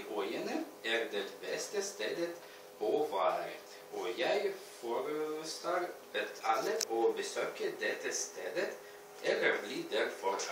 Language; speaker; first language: Swedish; non-native, learner; Russian